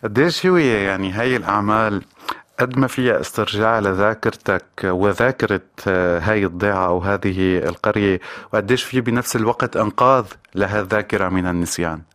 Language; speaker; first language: Arabic; native; Arabic